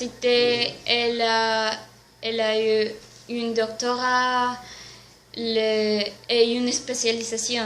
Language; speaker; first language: French; non-native, learner; Spanish